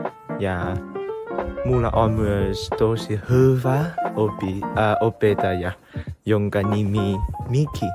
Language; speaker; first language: Finnish; non-native, learner; Vietnamese